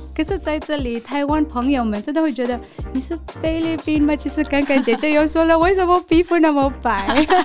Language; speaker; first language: Chinese; non-native, fluent; Filipino